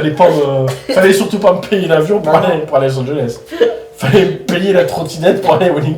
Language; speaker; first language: French; native; French